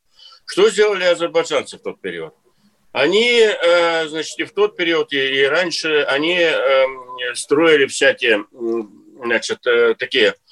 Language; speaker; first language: Russian; native; Russian